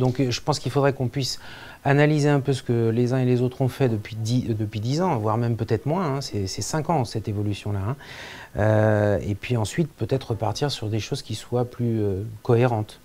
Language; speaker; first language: French; native; French